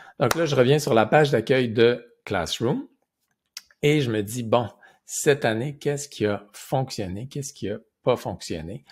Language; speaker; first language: French; native; French